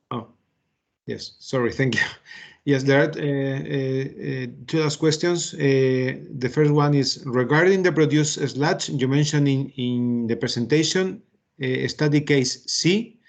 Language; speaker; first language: English; non-native, fluent; Spanish